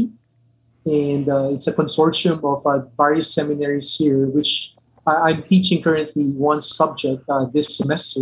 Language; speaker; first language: English; non-native, local second language; Min Nan Chinese